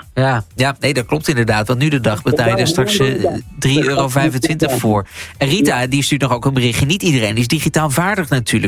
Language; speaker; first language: Dutch; native; Dutch